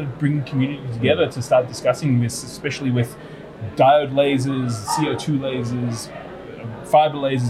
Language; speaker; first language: English; native; English